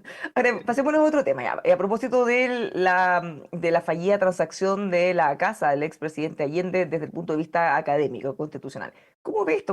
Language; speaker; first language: Spanish; native; Spanish